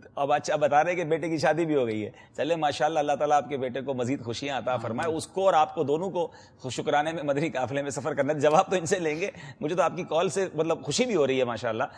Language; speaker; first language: Urdu; native; Urdu